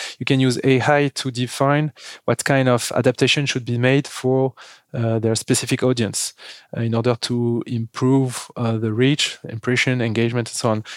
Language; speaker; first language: English; non-native, fluent; French